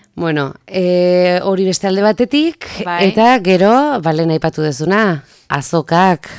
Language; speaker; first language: Basque; native; Basque